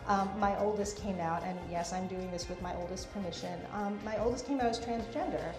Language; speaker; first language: English; native; English